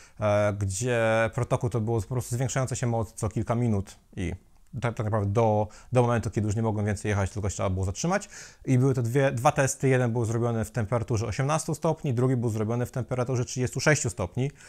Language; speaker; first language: Polish; native; Polish